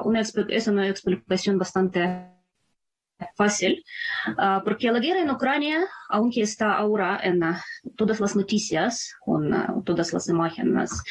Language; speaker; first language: Spanish; non-native, fluent; Ukrainian